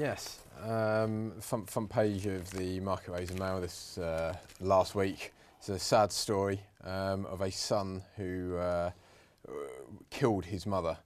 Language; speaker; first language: English; native; English